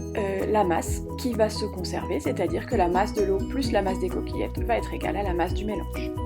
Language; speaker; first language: French; native; French